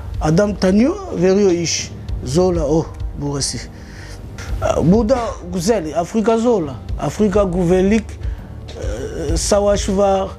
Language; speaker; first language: Turkish; non-native, learner; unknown